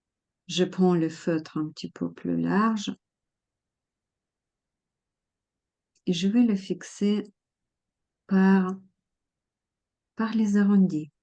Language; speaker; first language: French; non-native, fluent; Russian